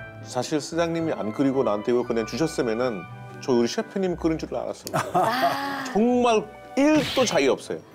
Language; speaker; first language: Korean; non-native, fluent; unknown